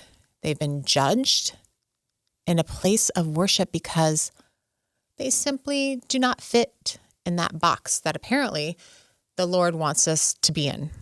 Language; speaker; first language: English; native; English